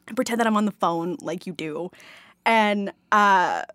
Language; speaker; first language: English; native; English